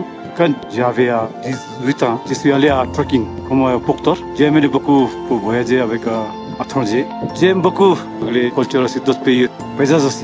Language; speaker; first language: French; non-native, learner; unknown